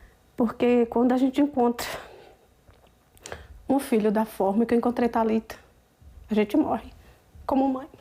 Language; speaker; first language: Portuguese; native; Portuguese